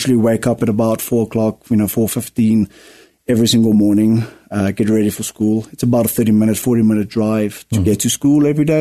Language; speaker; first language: English; non-native, local second language; Afrikaans